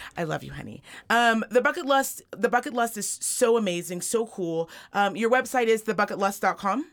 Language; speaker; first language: English; native; English